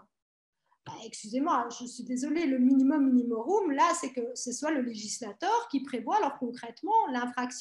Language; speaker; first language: French; native; French